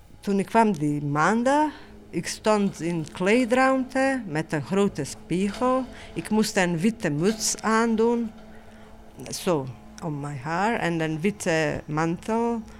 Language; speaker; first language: Dutch; non-native, learner; Bosnian